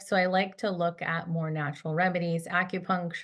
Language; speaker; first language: English; native; English